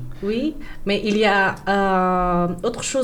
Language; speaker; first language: French; non-native, learner; Persian